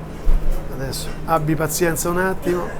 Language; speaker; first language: Italian; native; Italian